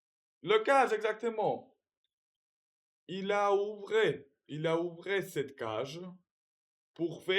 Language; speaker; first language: French; non-native, learner; Russian